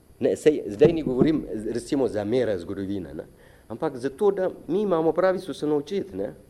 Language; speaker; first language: Slovenian; non-native, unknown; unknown